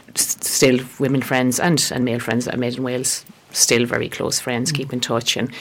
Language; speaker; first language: English; native; English